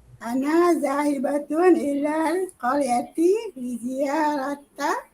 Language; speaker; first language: Arabic; non-native, learner; Malay